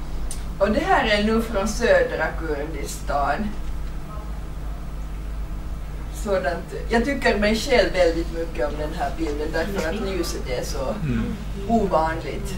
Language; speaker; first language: Swedish; non-native, fluent; Finnish